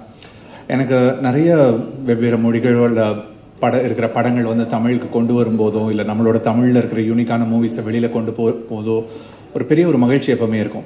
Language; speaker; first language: Tamil; native; Tamil